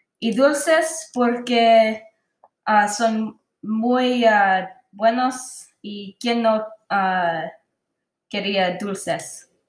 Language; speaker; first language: Spanish; non-native, learner; English